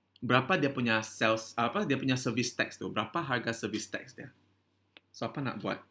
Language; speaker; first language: Malay; non-native, local second language; Chinese